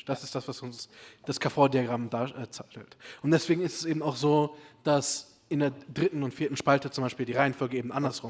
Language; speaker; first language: German; native; German